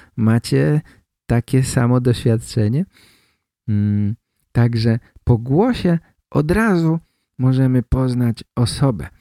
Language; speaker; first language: Polish; native; Polish